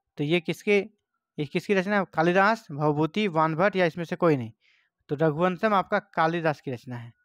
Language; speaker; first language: Hindi; native; Hindi